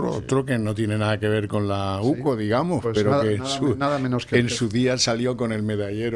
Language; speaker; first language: Spanish; native; Spanish